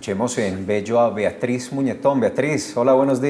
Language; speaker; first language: Spanish; native; Spanish